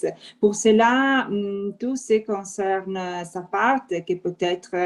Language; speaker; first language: French; non-native, fluent; Italian